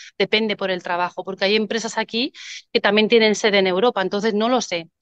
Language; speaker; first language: Spanish; native; Spanish